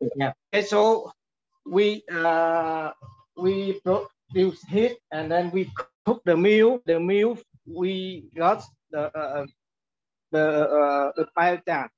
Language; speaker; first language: English; non-native, learner; Vietnamese